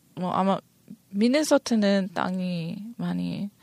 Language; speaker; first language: Korean; non-native, learner; English